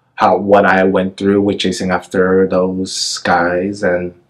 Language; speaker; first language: English; native; English